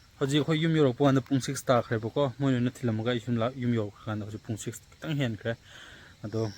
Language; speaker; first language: Manipuri; non-native, local second language; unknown